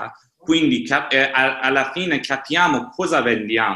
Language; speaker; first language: Italian; non-native, fluent; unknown